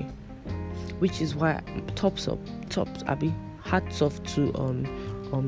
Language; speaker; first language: English; non-native, local second language; Igbo